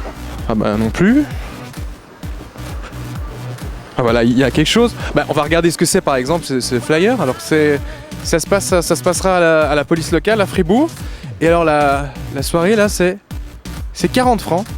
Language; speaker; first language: French; native; French